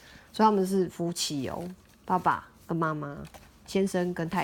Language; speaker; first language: Chinese; native; Chinese